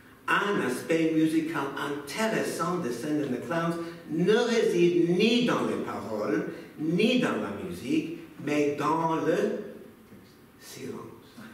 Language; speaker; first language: French; non-native, fluent; English